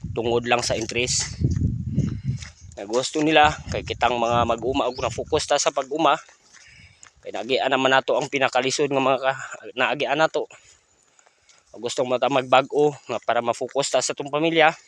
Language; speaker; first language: Cebuano; non-native, local second language; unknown